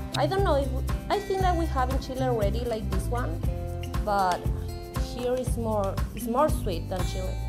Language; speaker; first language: English; non-native, learner; Spanish